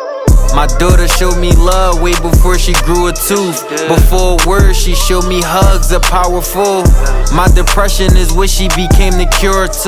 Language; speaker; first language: English; native; English